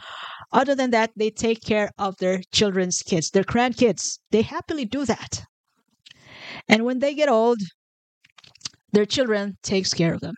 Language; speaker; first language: English; non-native, local second language; Filipino